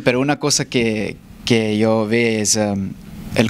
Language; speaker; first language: Spanish; early bilingual, heritage; Spanish